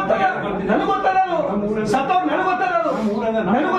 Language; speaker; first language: Kannada; native; Kannada